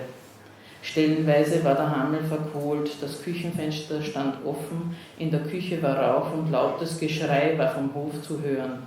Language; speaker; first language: German; native; German